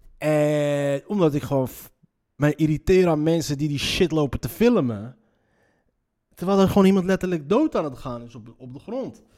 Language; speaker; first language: Dutch; early bilingual, other home language; Riffian